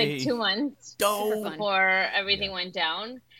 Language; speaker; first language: English; early bilingual, other home language; Spanish